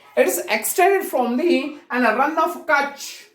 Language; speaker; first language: English; non-native, local second language; Kannada